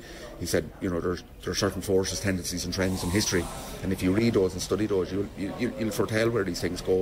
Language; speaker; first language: English; native; English